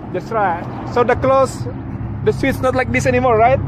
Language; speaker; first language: English; non-native, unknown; Indonesian